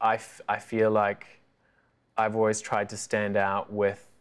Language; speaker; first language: English; native; English